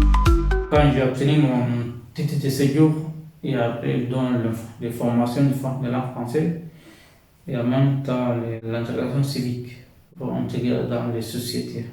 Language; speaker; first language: French; non-native, fluent; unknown